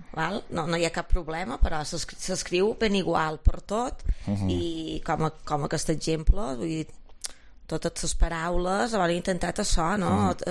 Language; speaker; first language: Catalan; native; Catalan